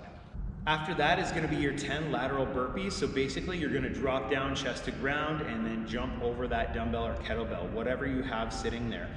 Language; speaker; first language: English; native; English